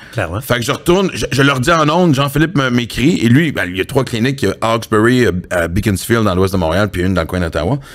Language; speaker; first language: French; native; French